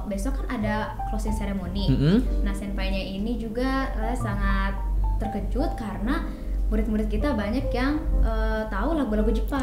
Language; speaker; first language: Indonesian; native; Indonesian